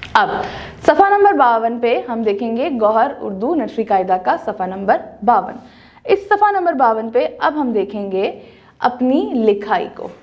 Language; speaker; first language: Urdu; native; Urdu